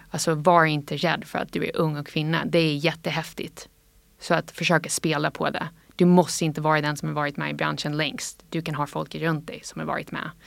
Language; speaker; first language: Swedish; non-native, fluent; English